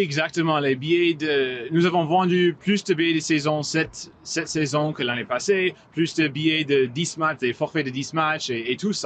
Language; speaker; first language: French; non-native, local second language; English